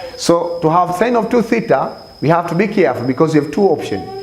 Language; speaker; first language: English; non-native, local second language; Swahili